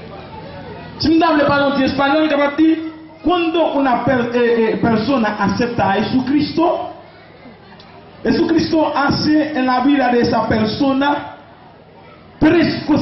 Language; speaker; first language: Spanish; non-native, fluent; Haitian Creole